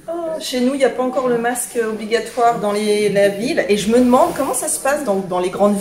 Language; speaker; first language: French; native; French